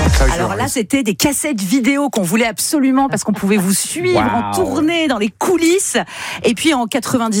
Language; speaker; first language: French; native; French